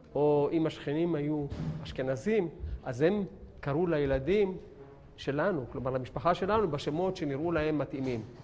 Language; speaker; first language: Hebrew; native; Hebrew